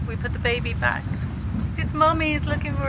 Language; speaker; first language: English; native; English